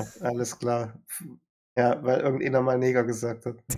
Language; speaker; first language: German; native; German